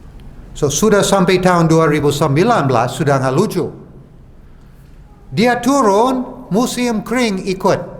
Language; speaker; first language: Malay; non-native, fluent; English